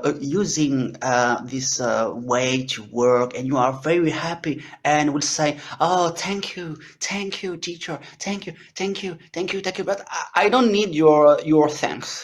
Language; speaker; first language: English; non-native, learner; French